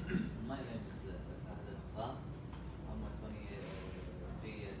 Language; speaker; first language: English; non-native, learner; Arabic